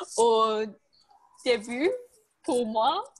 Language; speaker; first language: French; non-native, learner; English